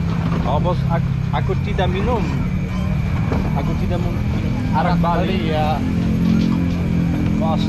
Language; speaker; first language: Indonesian; non-native, learner; German